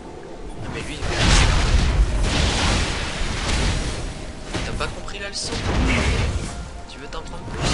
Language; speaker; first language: French; native; French